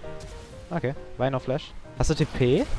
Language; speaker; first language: German; native; German